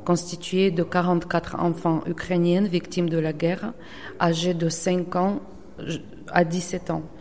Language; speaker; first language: French; non-native, fluent; Ukrainian